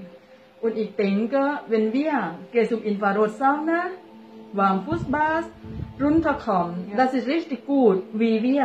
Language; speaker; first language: German; non-native, learner; Thai